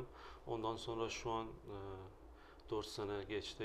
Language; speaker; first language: Turkish; non-native, learner; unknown